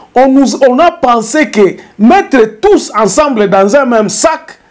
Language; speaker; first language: French; non-native, local second language; Swahili